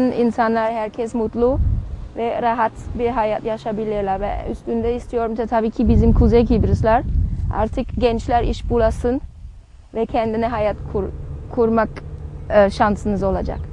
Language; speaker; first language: Turkish; non-native, learner; German